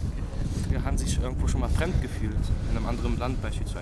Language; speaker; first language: German; native; German